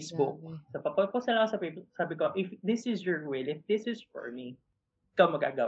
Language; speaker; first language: English; non-native, local second language; Filipino